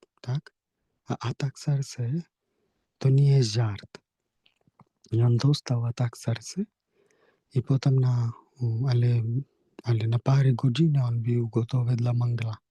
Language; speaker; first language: Polish; non-native, learner; Hindi